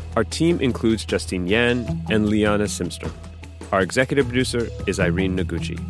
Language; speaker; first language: English; native; English